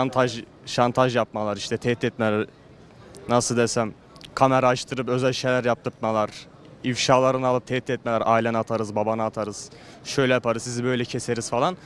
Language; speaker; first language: Turkish; native; Turkish